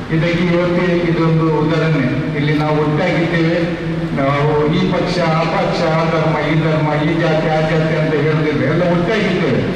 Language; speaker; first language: Kannada; non-native, local second language; Konkani